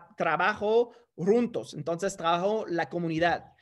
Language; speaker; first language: Spanish; non-native, fluent; English